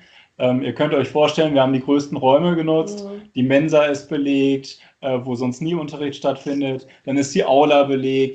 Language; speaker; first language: German; native; German